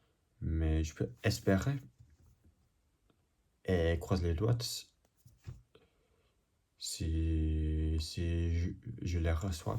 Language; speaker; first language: French; non-native, learner; English